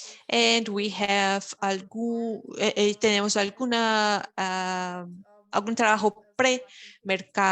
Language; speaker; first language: Spanish; non-native, fluent; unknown